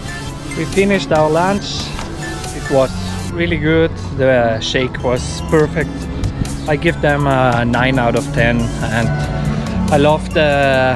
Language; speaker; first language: English; non-native, fluent; German